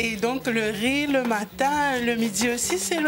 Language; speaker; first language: French; non-native, local second language; Morisyen